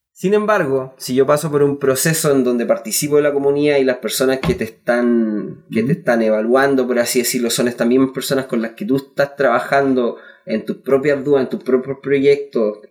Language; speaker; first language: Spanish; native; Spanish